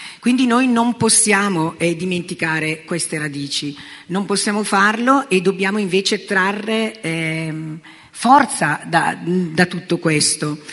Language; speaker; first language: Italian; native; Italian